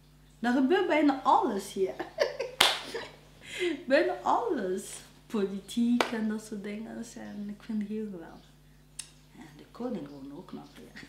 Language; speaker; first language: Dutch; non-native, fluent; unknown